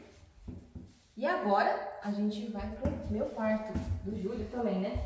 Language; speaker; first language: Portuguese; native; Portuguese